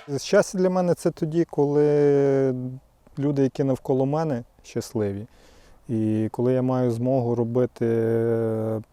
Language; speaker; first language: Ukrainian; native; Ukrainian